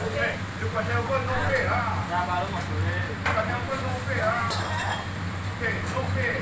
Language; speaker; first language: English; non-native, learner; Burmese